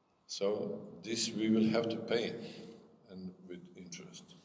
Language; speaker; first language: English; non-native, fluent; Serbian